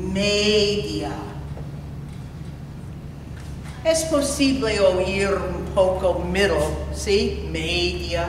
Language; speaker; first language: Spanish; non-native, fluent; English